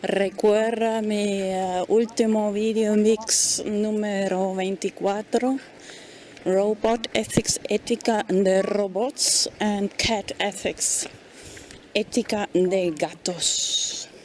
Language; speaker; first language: Spanish; non-native, fluent; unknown